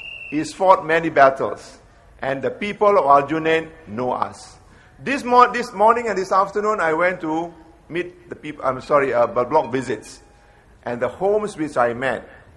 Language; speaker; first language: English; non-native, local second language; Malay